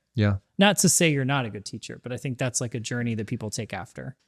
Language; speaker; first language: English; native; English